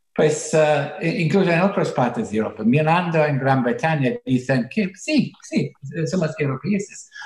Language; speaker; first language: Spanish; non-native, fluent; English